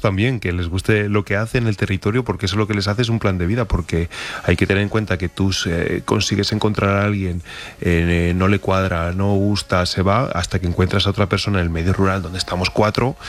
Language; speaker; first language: Spanish; native; Spanish